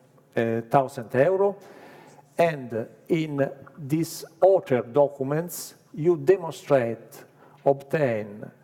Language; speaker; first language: English; non-native, learner; Italian